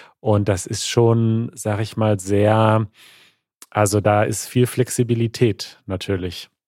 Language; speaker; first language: German; native; German